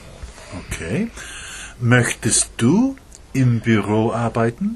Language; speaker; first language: German; non-native, fluent; English